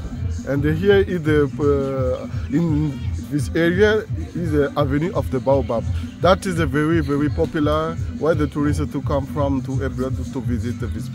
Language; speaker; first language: English; non-native, learner; Malagasy